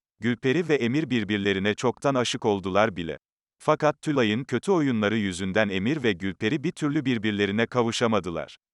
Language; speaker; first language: Turkish; native; Turkish